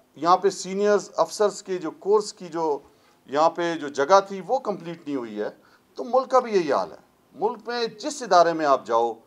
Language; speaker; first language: Urdu; non-native, local second language; Pashto